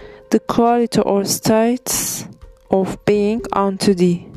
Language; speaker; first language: English; non-native, learner; Turkish